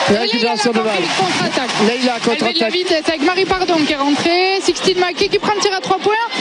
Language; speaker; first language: French; native; French